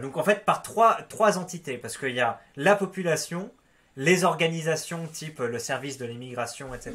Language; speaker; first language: French; native; French